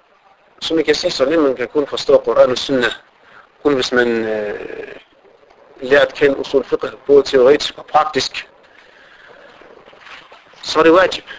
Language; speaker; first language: Danish; non-native, fluent; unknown